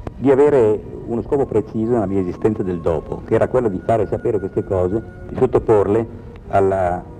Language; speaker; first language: Italian; native; Italian